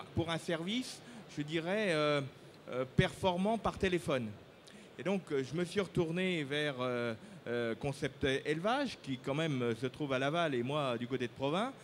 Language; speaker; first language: French; native; French